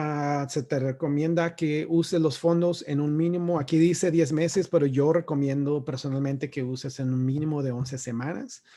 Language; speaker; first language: Spanish; native; Spanish